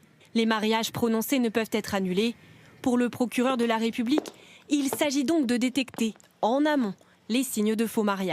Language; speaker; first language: French; native; French